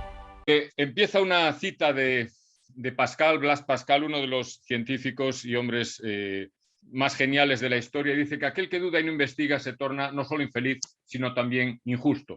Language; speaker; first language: Spanish; native; Spanish